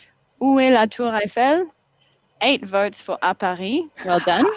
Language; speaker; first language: French; non-native, learner; English